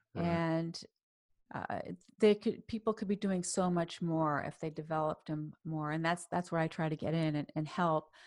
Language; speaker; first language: English; native; English